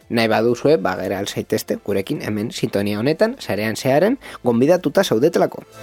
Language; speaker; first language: Basque; native; Basque